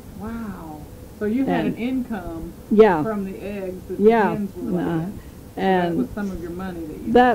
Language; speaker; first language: English; native; English